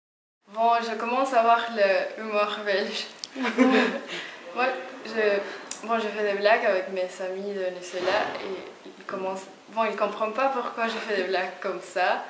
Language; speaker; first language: French; non-native, fluent; Spanish